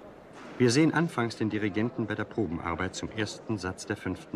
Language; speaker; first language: German; native; German